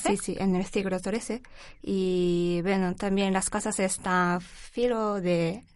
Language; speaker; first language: Spanish; non-native, learner; Japanese